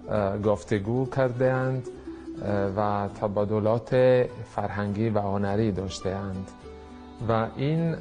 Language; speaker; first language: Persian; non-native, fluent; Italian